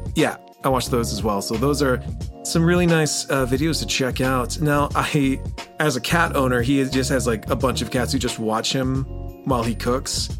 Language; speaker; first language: English; native; English